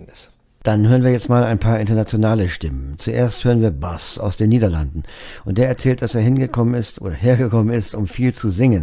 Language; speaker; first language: German; native; German